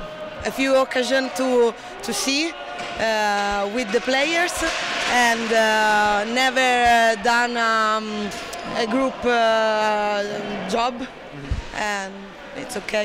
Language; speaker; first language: English; non-native, learner; Italian